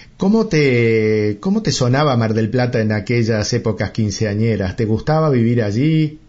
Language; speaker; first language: Spanish; native; Spanish